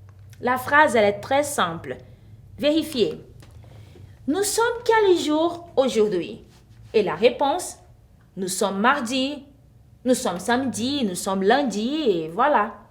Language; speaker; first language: French; non-native, fluent; Portuguese